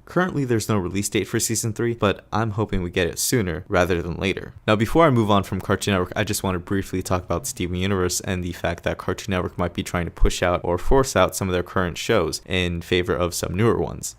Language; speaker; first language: English; native; English